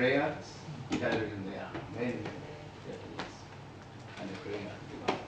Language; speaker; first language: English; non-native, fluent; Chinese